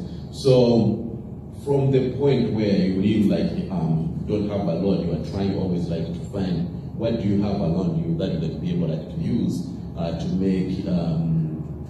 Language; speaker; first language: English; non-native, local second language; Nyanja